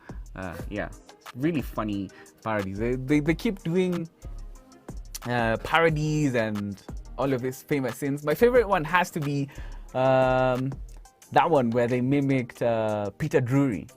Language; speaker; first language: English; non-native, local second language; Swahili